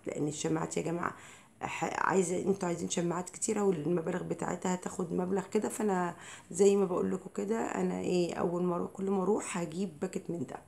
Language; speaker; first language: Arabic; native; Arabic